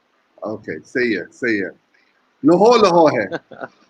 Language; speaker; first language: Hindi; non-native, learner; English